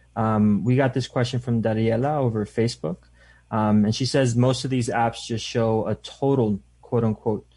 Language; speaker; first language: English; native; English